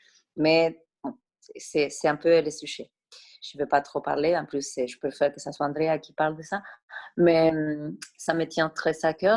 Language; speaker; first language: French; non-native, fluent; Spanish